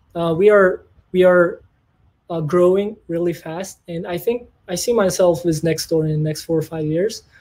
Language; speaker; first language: English; non-native, fluent; Tajik